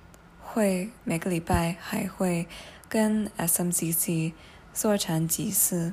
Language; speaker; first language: Chinese; non-native, fluent; English